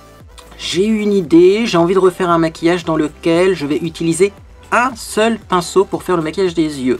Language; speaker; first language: French; native; French